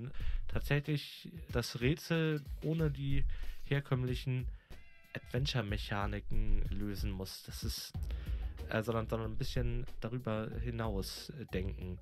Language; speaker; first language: German; native; German